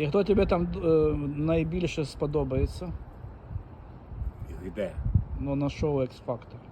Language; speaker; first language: Ukrainian; non-native, local second language; Russian